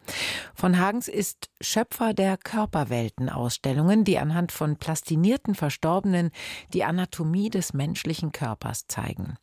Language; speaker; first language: German; native; German